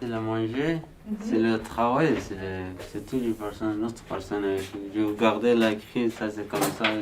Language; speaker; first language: French; non-native, learner; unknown